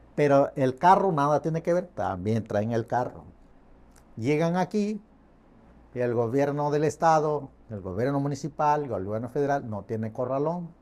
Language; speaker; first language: Spanish; non-native, fluent; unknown